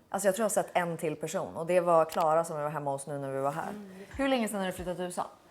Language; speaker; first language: Swedish; native; Swedish